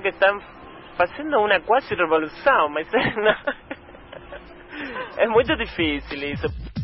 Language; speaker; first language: Portuguese; non-native, learner; Spanish